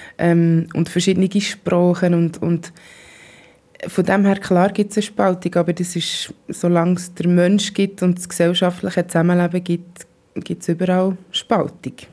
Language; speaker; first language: German; native; German